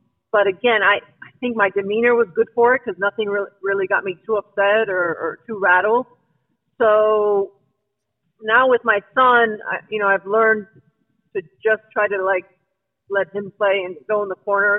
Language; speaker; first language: English; native; English